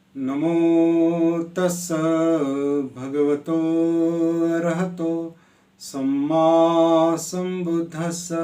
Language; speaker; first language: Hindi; non-native, local second language; Marathi